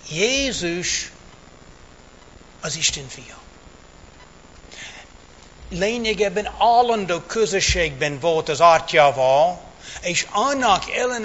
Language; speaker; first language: Hungarian; early bilingual, heritage; English